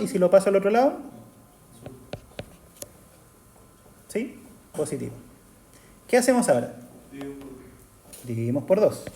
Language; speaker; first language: Spanish; native; Spanish